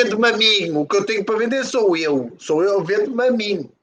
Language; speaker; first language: Portuguese; native; Portuguese